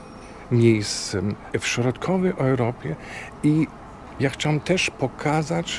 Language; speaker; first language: Polish; non-native, fluent; German